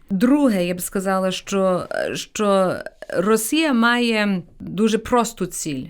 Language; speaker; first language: Ukrainian; early bilingual, heritage; Ukrainian